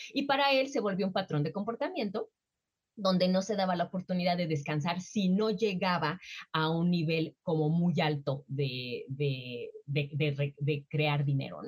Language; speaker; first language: Spanish; native; Spanish